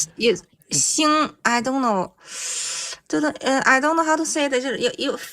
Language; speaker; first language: English; non-native, learner; Chinese